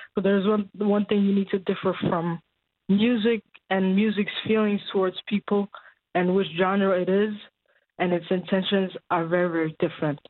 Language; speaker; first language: English; non-native, fluent; Danish